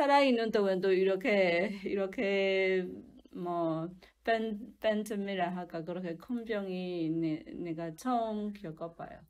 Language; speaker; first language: Korean; non-native, learner; Burmese